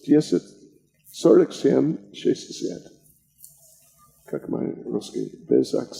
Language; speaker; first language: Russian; non-native, learner; English